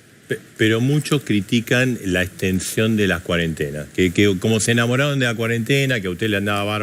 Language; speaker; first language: Spanish; native; Spanish